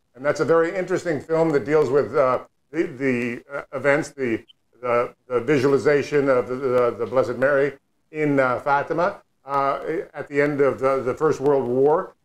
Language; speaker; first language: English; native; English